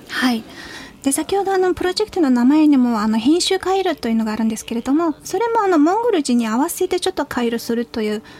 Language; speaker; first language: Japanese; non-native, fluent; Mongolian